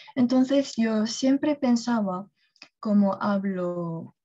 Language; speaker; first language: Spanish; non-native, fluent; Korean